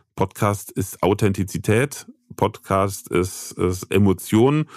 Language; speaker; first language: German; native; German